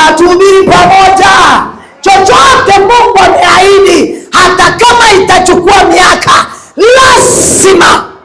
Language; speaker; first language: Swahili; non-native, local second language; Kalenjin